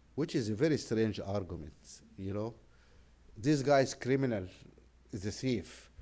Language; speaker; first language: English; non-native, fluent; Arabic